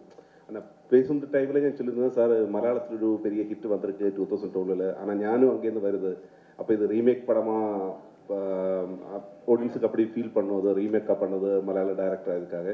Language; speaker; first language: Tamil; non-native, learner; Malayalam